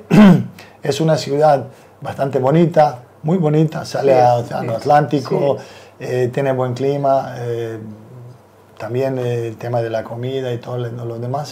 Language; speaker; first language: Spanish; non-native, fluent; Serbian